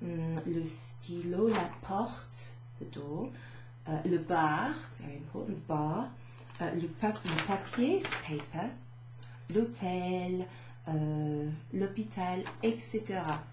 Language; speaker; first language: French; non-native, fluent; English